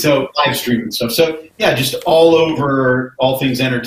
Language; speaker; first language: English; native; English